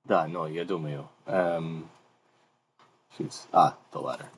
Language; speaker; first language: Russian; non-native, learner; English